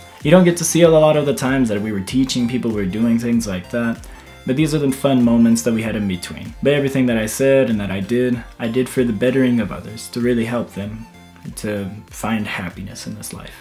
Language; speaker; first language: English; native; English